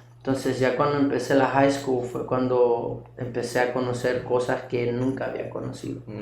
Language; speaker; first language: Spanish; early bilingual, heritage; Spanish